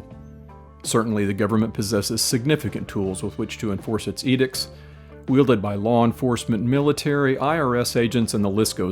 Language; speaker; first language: English; native; English